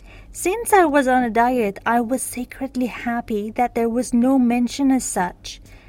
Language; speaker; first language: English; non-native, fluent; Persian